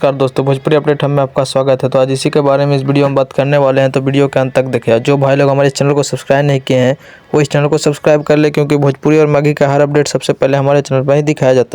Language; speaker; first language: Hindi; non-native, local second language; Bhojpuri